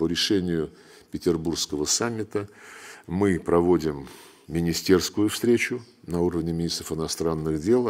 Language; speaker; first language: Russian; native; Russian